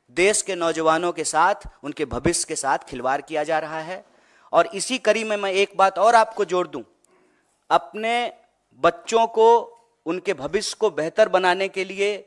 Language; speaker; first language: Hindi; native; Hindi